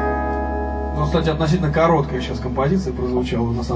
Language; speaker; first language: Russian; native; Russian